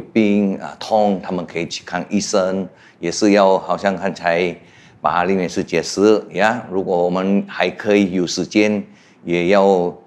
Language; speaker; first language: Chinese; non-native, fluent; Indonesian